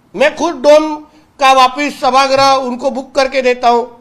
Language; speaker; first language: Hindi; non-native, local second language; Marathi